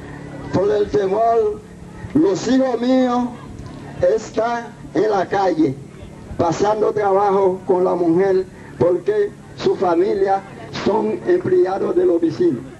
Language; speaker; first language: Spanish; non-native, learner; Haitian Creole